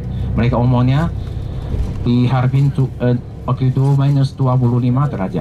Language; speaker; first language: Indonesian; non-native, fluent; Chinese